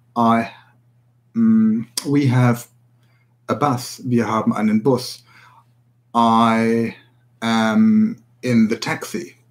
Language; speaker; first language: English; non-native, fluent; German